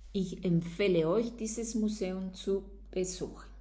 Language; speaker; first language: German; non-native, fluent; Spanish